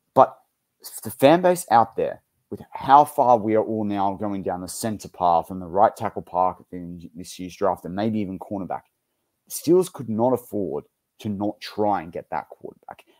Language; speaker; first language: English; native; English